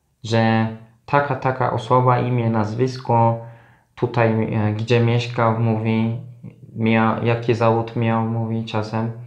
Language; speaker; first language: Polish; non-native, learner; Turkish